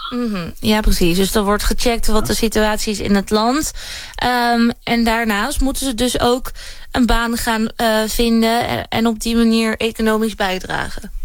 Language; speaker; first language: Dutch; native; Dutch